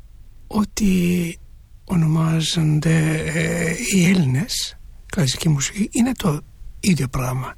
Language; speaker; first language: Greek; non-native, fluent; Turkish